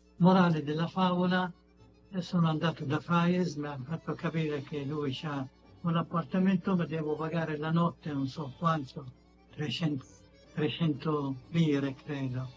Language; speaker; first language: Italian; non-native, fluent; Arabic